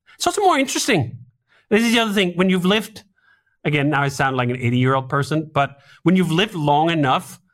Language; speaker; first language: English; non-native, fluent; Danish